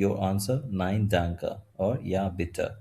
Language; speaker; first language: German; non-native, fluent; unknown